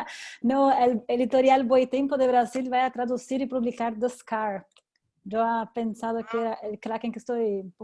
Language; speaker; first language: Spanish; non-native, fluent; Portuguese